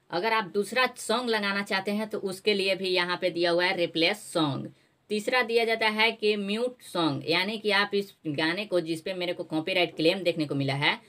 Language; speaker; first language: Hindi; native; Hindi